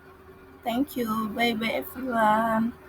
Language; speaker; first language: English; non-native, learner; Indonesian